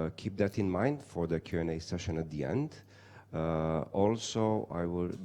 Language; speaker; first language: English; non-native, fluent; Romanian